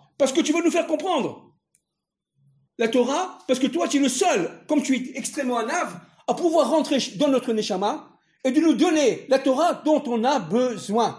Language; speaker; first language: French; native; French